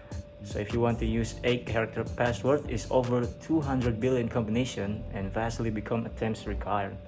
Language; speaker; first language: English; non-native, learner; Indonesian